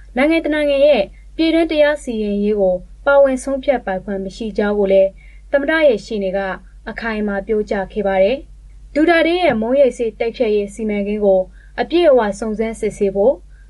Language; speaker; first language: Burmese; native; Burmese